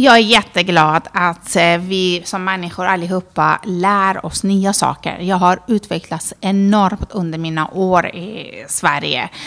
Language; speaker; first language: Swedish; non-native, fluent; Persian